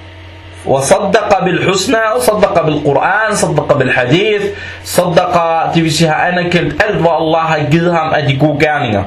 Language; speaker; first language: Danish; early bilingual, other home language; Arabic